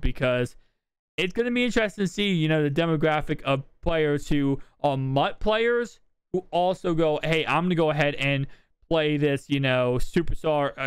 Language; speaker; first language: English; native; English